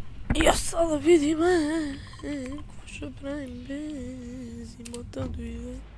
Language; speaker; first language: Bulgarian; native; Bulgarian